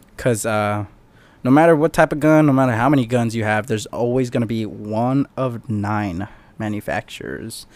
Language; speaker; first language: English; early bilingual, other home language; Spanish